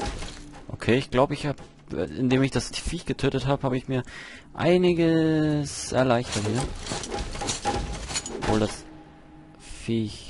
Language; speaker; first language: German; native; German